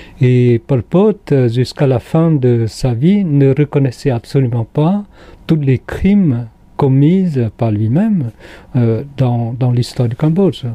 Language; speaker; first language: French; non-native, fluent; Khmer